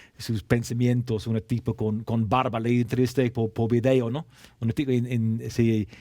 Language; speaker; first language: Spanish; non-native, fluent; English